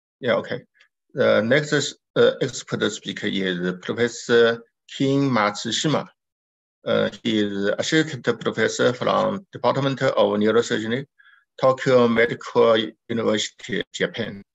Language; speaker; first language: English; non-native, learner; Chinese